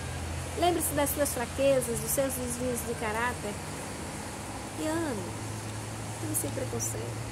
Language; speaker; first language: Portuguese; native; Portuguese